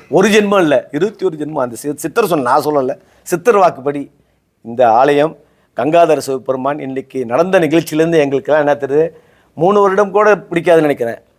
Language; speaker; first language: Tamil; native; Tamil